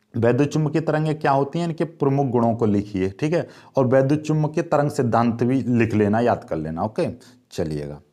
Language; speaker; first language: Hindi; native; Hindi